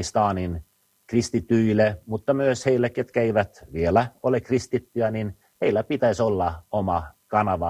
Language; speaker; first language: Finnish; non-native, fluent; Swedish